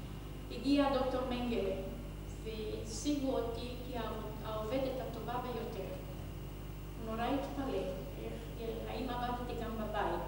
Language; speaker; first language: Hebrew; non-native, fluent; Hungarian